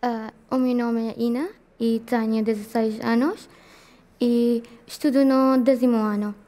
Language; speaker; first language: Portuguese; non-native, learner; Urdu